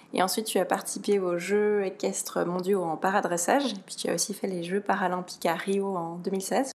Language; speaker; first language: French; native; French